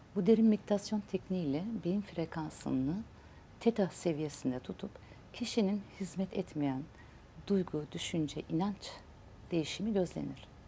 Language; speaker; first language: Turkish; native; Turkish